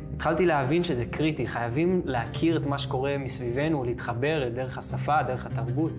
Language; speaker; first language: Hebrew; native; Hebrew